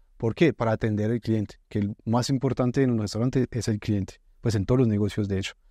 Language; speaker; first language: Spanish; non-native, fluent; French